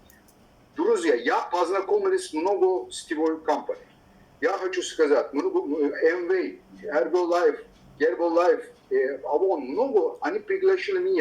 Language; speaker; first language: Russian; non-native, learner; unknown